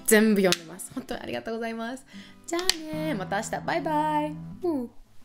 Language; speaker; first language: Japanese; early bilingual, heritage; Japanese